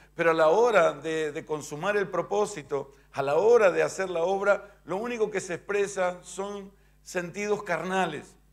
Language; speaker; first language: Spanish; native; Spanish